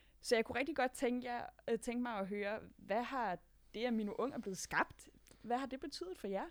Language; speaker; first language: Danish; native; Danish